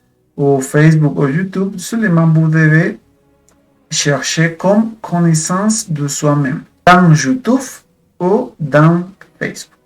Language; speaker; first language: French; non-native, fluent; Spanish